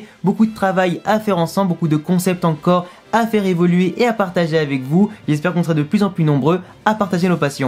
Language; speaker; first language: French; native; French